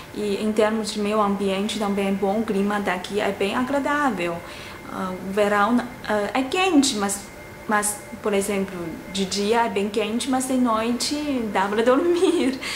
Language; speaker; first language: Portuguese; non-native, fluent; Chinese